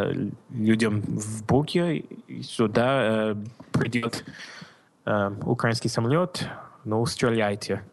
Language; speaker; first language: Russian; non-native, learner; English